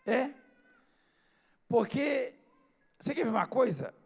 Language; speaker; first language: Portuguese; native; Portuguese